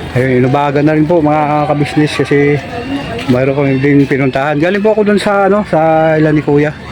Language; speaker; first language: Filipino; native; Filipino